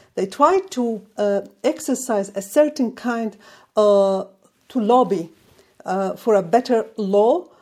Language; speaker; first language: English; non-native, fluent; Arabic